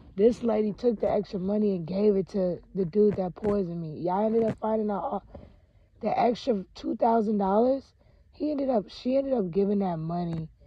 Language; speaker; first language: English; native; English